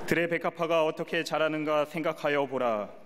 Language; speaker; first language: Korean; native; Korean